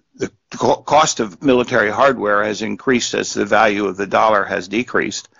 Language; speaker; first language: English; native; English